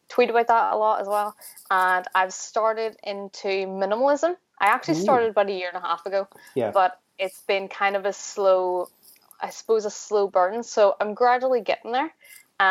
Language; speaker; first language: English; native; English